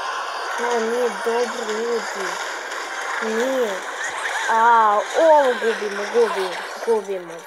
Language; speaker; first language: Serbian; early bilingual, heritage; Serbian